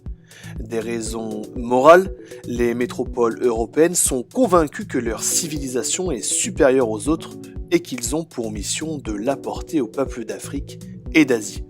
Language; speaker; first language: French; native; French